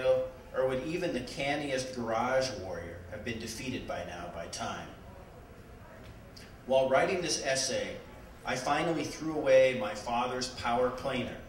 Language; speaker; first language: English; native; English